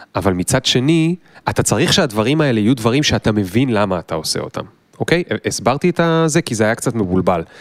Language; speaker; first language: Hebrew; native; Hebrew